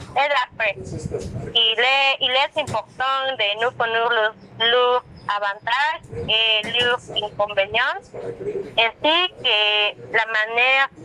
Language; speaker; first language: French; non-native, learner; Spanish